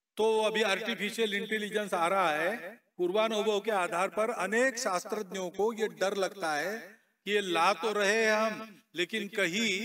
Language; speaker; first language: Hindi; non-native, local second language; Marathi